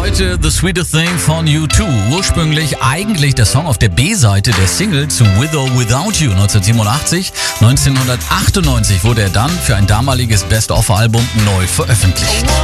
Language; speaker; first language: German; native; German